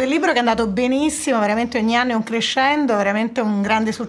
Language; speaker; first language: Italian; native; Italian